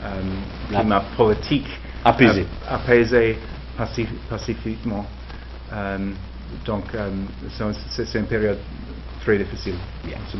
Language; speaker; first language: French; non-native, fluent; English